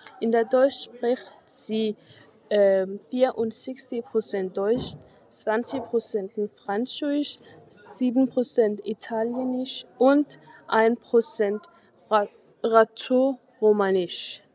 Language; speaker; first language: German; non-native, learner; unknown